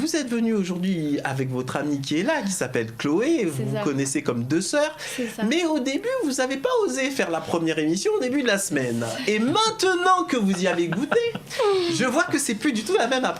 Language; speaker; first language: French; native; French